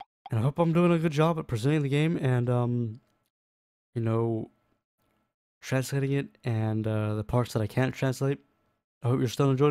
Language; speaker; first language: English; native; English